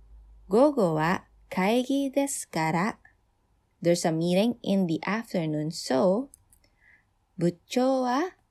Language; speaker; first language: Japanese; non-native, fluent; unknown